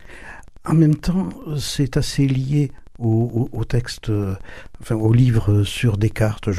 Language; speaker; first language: French; native; French